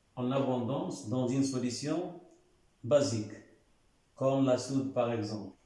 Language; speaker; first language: French; non-native, local second language; Arabic